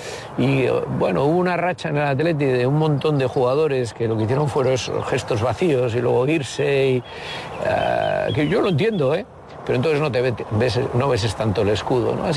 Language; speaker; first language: Spanish; native; Spanish